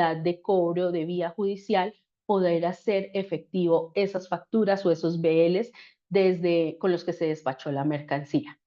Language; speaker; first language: Spanish; native; Spanish